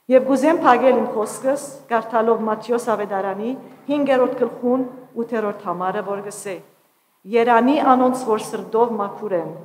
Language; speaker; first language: Armenian; early bilingual, heritage; Armenian